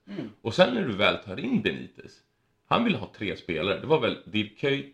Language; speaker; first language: Swedish; early bilingual, other home language; Spanish